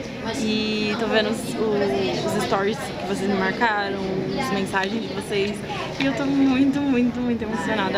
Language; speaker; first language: Portuguese; native; Portuguese